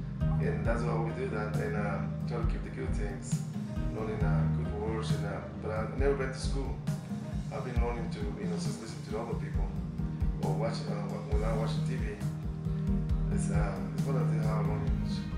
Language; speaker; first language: English; non-native, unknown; Spanish